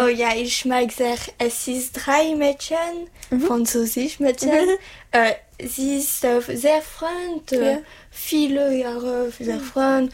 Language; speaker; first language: German; non-native, learner; French